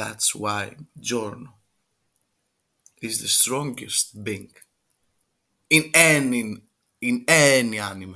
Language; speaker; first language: English; non-native, fluent; Greek